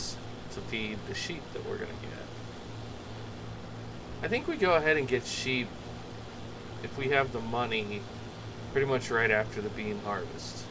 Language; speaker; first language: English; native; English